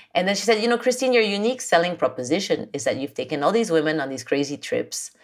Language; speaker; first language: English; non-native, local second language; French